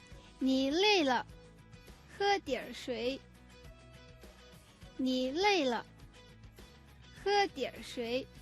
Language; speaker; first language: Chinese; non-native, fluent; Mongolian